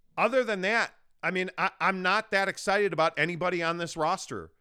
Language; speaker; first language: English; native; English